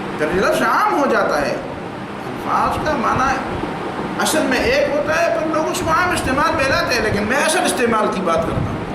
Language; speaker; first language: Urdu; non-native, local second language; Pashto